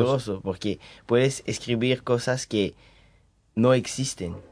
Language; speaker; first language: Spanish; early bilingual, heritage; French